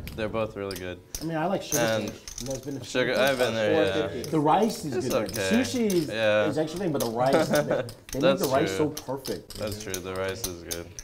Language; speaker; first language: English; native; English